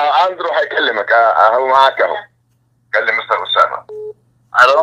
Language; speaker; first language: Arabic; native; Arabic